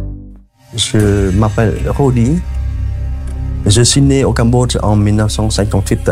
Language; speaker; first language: French; non-native, fluent; Khmer